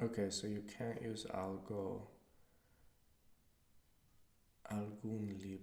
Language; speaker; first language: Spanish; non-native, learner; English